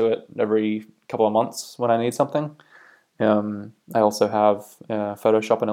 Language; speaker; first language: English; native; English